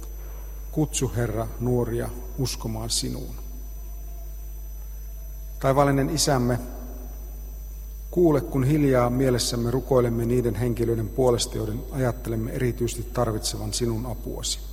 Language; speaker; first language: Finnish; native; Finnish